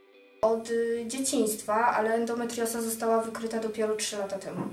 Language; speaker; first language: Polish; native; Polish